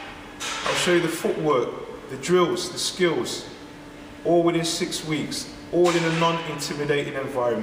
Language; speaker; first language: English; native; English